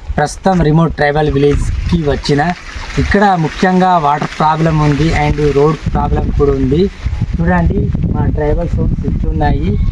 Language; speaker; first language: Telugu; native; Telugu